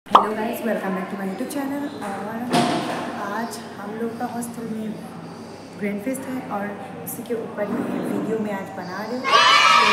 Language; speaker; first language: Hindi; non-native, local second language; Assamese